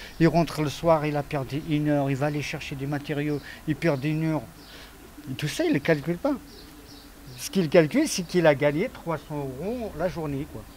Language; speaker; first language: French; non-native, fluent; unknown